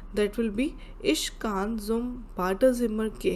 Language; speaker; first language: German; non-native, learner; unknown